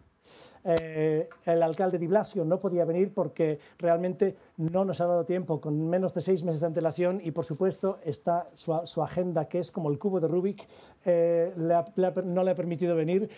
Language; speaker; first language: Spanish; native; Spanish